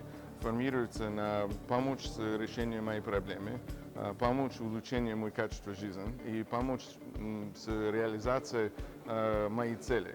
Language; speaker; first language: Russian; non-native, fluent; English